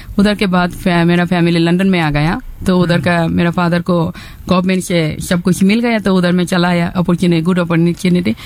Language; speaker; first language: Hindi; non-native, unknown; Bangla